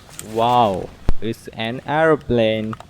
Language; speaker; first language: English; non-native, learner; Indonesian